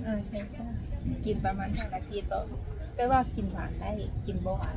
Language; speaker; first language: Korean; non-native, learner; Lao